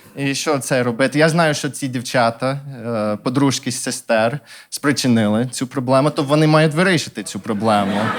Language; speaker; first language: Ukrainian; non-native, fluent; English